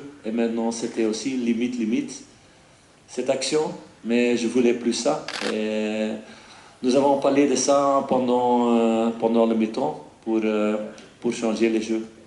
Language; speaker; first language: French; non-native, fluent; Dutch